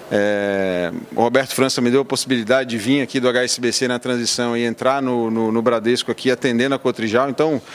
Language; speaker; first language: Portuguese; native; Portuguese